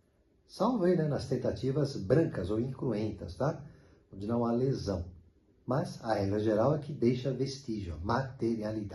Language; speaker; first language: Portuguese; native; Portuguese